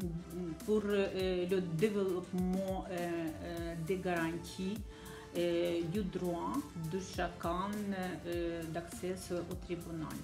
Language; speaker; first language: French; non-native, learner; Ukrainian